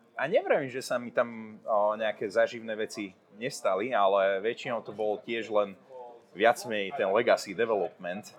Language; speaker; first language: Slovak; non-native, local second language; Hungarian